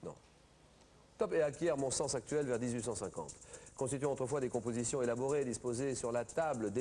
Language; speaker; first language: French; native; French